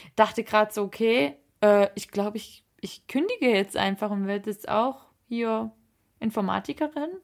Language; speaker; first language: German; native; German